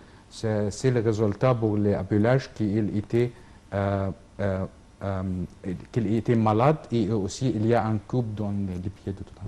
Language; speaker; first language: French; non-native, learner; Arabic